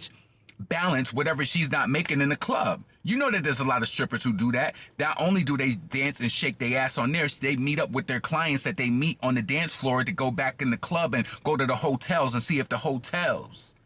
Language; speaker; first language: English; native; English